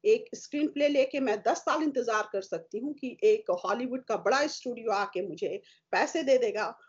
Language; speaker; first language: Hindi; native; Hindi